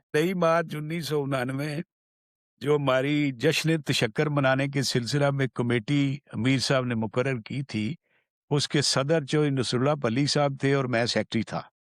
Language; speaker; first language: Urdu; non-native, local second language; Punjabi